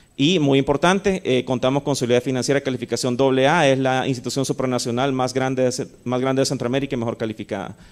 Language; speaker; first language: Spanish; native; Spanish